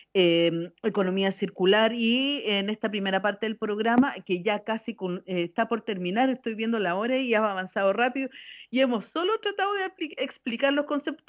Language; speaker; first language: Spanish; native; Spanish